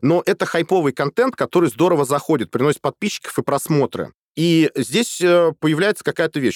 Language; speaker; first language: Russian; native; Russian